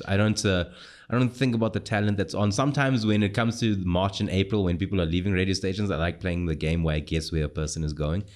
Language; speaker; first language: English; native; English